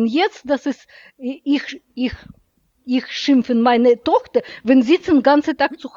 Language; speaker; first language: German; non-native, learner; Russian